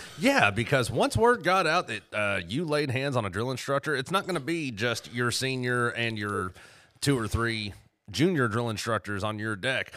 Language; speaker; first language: English; native; English